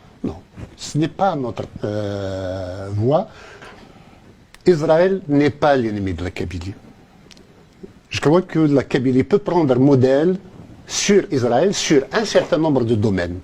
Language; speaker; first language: French; non-native, local second language; Kabyle